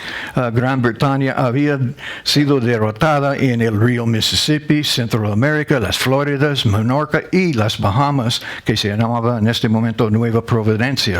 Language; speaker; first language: Spanish; non-native, learner; English